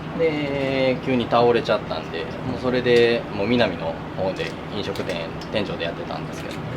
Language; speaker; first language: Japanese; native; Japanese